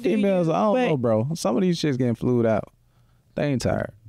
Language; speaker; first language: English; native; English